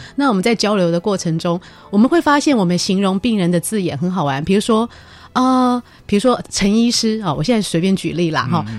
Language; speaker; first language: Chinese; early bilingual, heritage; Chinese